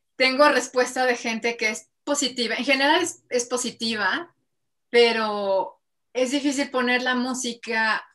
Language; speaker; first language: Spanish; native; Spanish